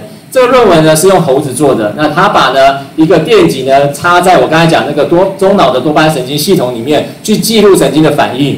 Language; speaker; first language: Chinese; native; Chinese